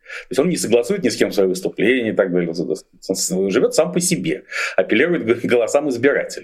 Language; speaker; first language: Russian; native; Russian